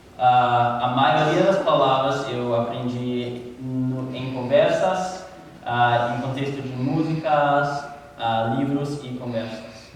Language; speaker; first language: Portuguese; non-native, learner; English